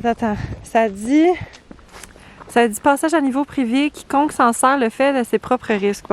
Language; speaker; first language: French; native; French